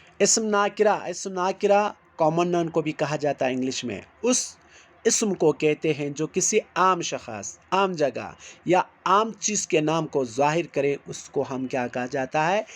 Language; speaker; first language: Urdu; non-native, local second language; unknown